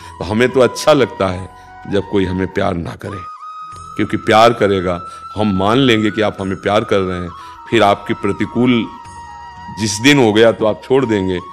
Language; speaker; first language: Hindi; native; Hindi